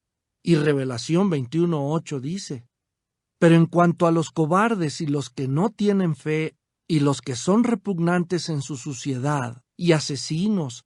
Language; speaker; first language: Spanish; native; Spanish